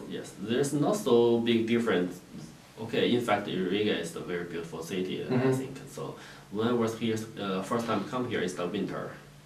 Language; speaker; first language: English; non-native, learner; Chinese